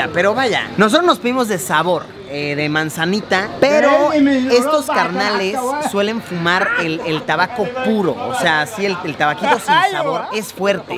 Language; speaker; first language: Spanish; native; Spanish